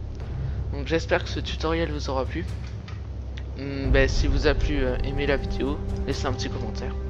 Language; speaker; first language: French; native; French